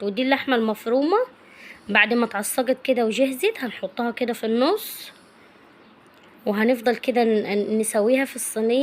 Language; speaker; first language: Arabic; native; Arabic